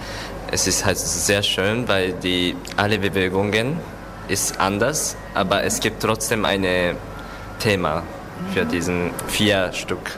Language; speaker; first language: German; non-native, learner; Japanese